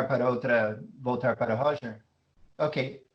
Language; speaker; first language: Portuguese; non-native, fluent; English